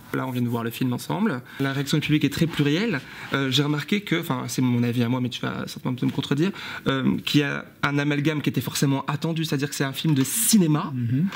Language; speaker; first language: French; early bilingual, other home language; Turkish